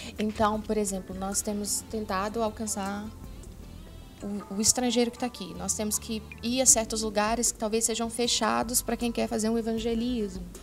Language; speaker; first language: Portuguese; native; Portuguese